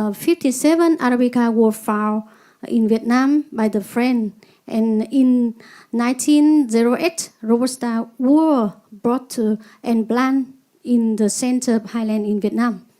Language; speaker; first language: English; non-native, learner; Vietnamese